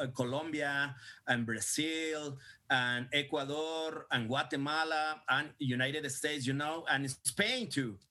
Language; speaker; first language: English; non-native, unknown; Spanish